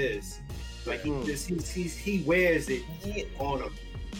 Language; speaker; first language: English; native; English